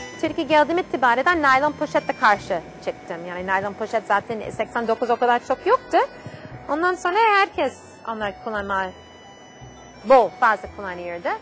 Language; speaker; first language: Turkish; non-native, fluent; English